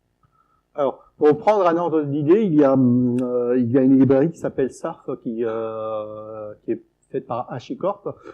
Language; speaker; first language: French; native; French